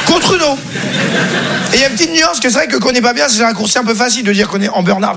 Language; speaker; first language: French; native; French